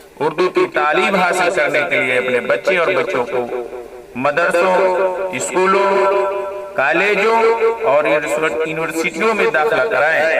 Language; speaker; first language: Urdu; native; Urdu